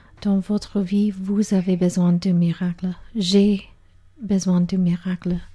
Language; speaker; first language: French; non-native, learner; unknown